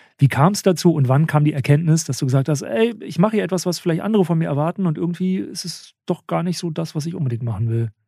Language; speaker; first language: German; native; German